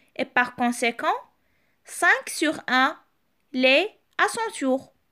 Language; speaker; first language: French; non-native, local second language; Arabic